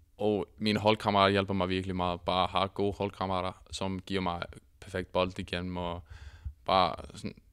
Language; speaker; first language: Danish; non-native, fluent; Icelandic